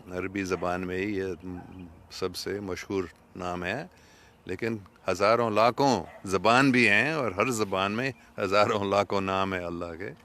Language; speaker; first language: Urdu; non-native, fluent; English